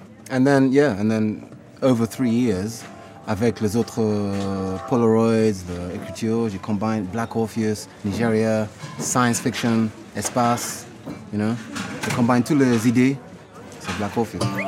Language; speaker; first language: French; non-native, learner; Yoruba